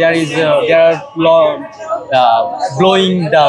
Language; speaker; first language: English; non-native, learner; Bangla